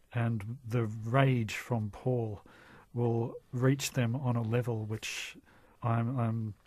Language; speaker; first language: English; native; English